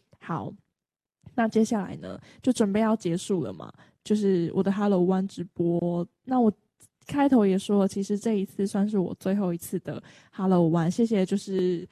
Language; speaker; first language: Chinese; native; Chinese